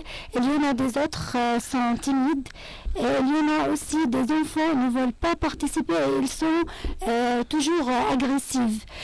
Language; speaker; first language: French; non-native, fluent; Arabic